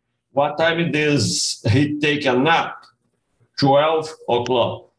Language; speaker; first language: English; non-native, learner; Portuguese